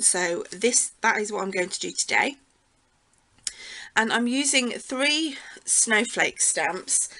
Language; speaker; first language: English; native; English